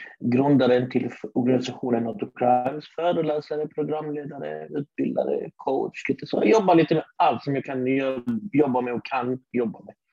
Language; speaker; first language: Swedish; early bilingual, other home language; Arabic